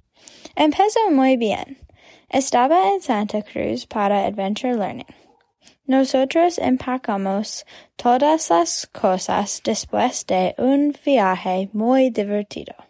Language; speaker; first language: Spanish; non-native, learner; English